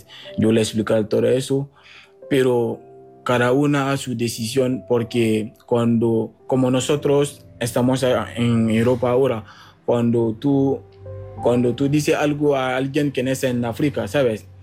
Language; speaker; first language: Spanish; non-native, fluent; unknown